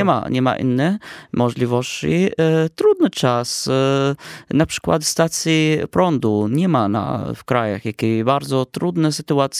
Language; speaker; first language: Polish; non-native, fluent; Arabic